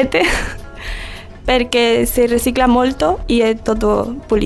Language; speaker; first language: Italian; non-native, learner; Spanish